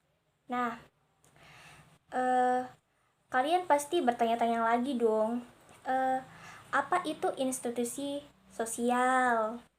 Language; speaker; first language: Indonesian; native; Indonesian